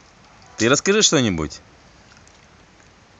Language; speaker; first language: Russian; native; Russian